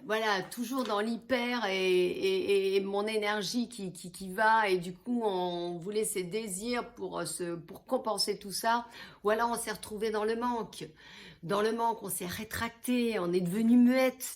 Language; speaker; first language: French; native; French